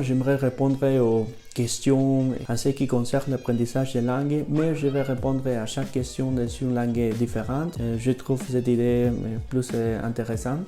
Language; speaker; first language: French; non-native, fluent; Spanish